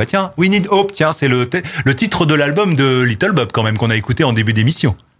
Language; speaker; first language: French; native; French